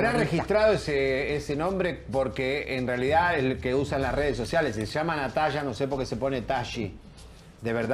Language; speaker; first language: Spanish; native; Spanish